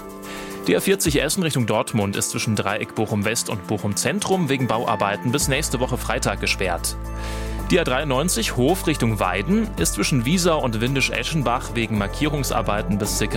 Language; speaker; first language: German; native; German